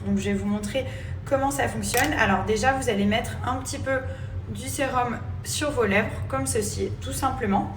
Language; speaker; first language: French; native; French